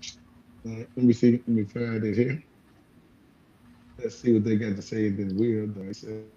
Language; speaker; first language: English; native; English